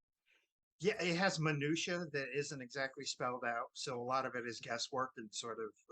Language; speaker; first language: English; native; English